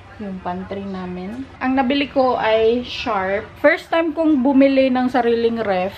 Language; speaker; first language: Filipino; non-native, local second language; Cebuano